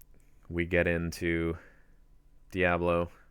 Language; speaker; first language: English; native; English